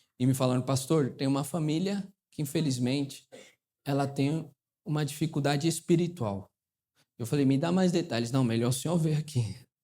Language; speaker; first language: Portuguese; early bilingual, other home language; Spanish